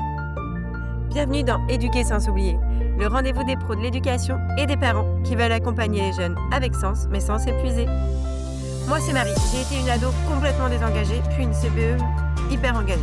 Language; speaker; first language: French; native; French